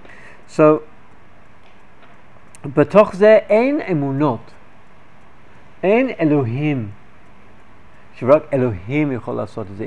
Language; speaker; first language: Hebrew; non-native, fluent; English